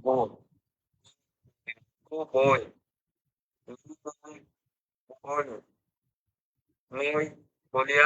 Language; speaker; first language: Italian; non-native, learner; Bangla